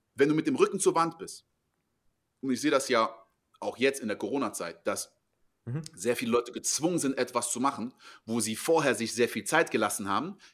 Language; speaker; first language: German; non-native, fluent; French